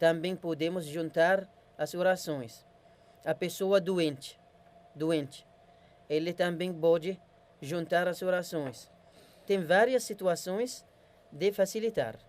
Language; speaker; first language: Portuguese; non-native, learner; Arabic